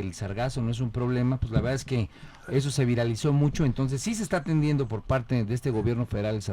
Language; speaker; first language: Spanish; native; Spanish